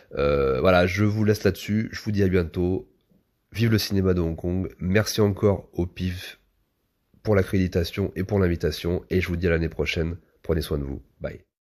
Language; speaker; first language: French; native; French